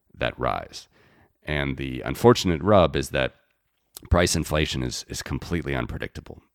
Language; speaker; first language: English; native; English